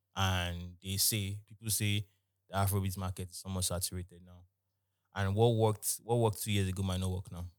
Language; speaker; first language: English; non-native, local second language; Yoruba